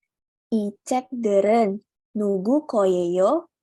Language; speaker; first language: Korean; non-native, learner; Indonesian